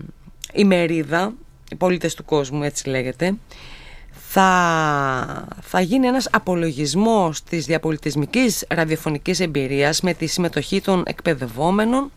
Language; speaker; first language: Greek; native; Greek